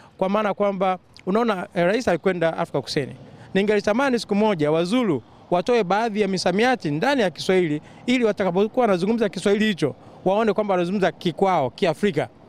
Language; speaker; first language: Swahili; native; Swahili